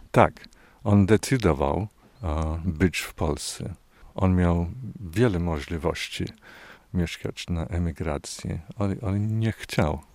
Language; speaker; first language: Polish; non-native, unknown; English